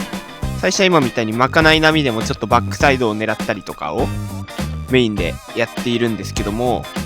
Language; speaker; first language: Japanese; native; Japanese